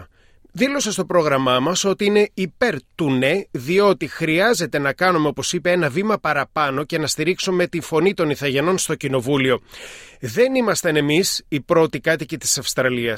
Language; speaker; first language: Greek; native; Greek